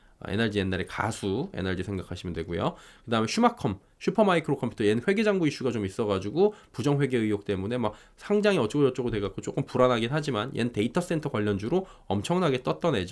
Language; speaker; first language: Korean; native; Korean